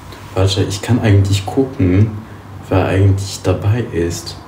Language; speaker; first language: German; early bilingual, other home language; Polish